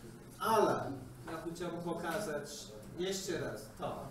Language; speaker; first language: Polish; non-native, learner; English